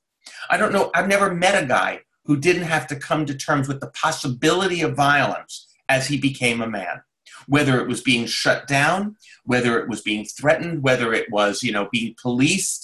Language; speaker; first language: English; native; English